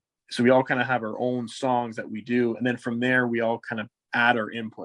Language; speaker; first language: English; native; English